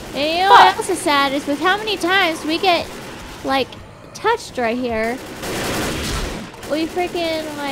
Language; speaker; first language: English; native; English